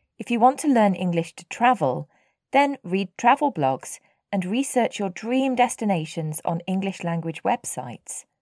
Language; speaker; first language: English; native; English